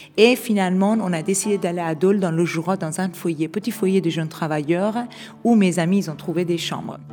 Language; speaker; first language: French; non-native, fluent; Persian